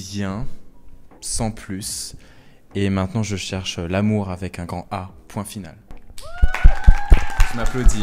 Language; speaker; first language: French; native; French